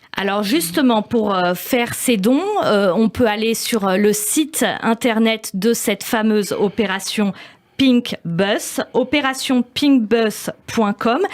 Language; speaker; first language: French; native; French